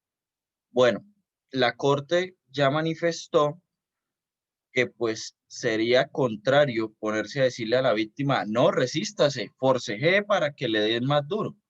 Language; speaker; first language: Spanish; native; Spanish